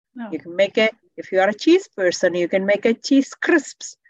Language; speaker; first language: English; non-native, local second language; Malayalam